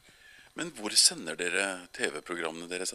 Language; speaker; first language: Norwegian; native; Norwegian